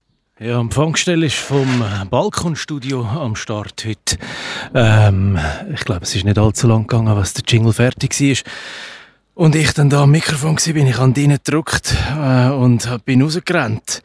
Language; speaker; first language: German; native; German